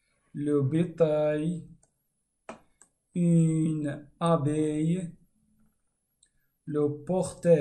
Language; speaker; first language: French; non-native, fluent; Arabic